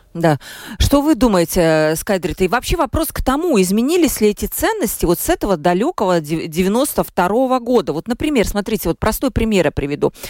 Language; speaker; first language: Russian; native; Russian